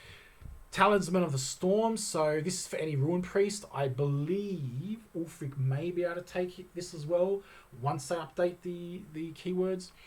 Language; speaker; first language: English; native; English